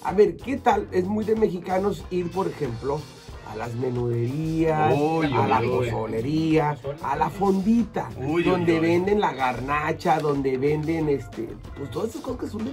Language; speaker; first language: Spanish; native; Spanish